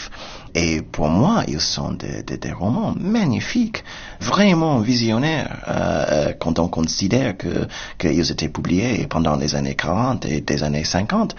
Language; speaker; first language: French; non-native, fluent; English